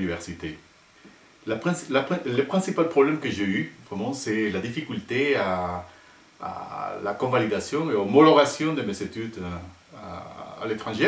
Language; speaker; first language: French; non-native, fluent; Spanish